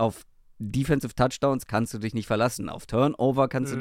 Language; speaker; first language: German; native; German